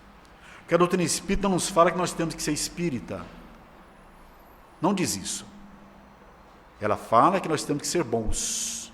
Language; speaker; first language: Portuguese; native; Portuguese